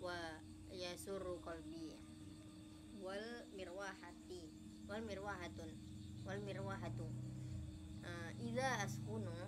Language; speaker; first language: Arabic; non-native, learner; Javanese